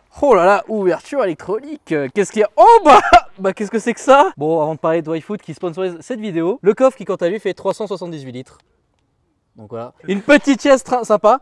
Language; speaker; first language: French; early bilingual, other home language; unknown